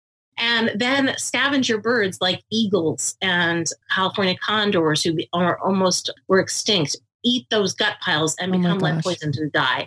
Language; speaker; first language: English; native; English